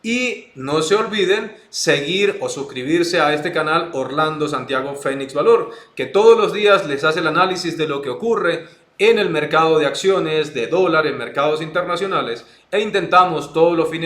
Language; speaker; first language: Spanish; native; Spanish